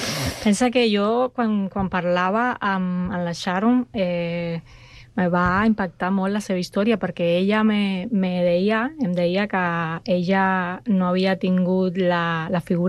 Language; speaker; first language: Catalan; non-native, fluent; Spanish